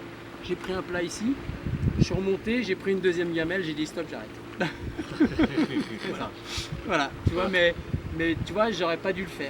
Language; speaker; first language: French; native; French